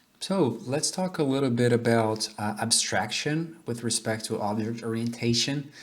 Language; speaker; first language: English; non-native, fluent; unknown